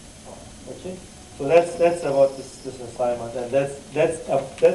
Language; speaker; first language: English; non-native, fluent; Turkish